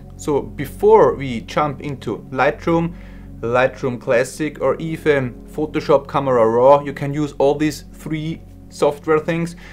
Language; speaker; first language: English; non-native, fluent; German